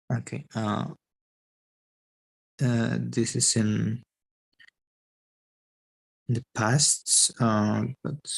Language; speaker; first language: English; non-native, learner; Spanish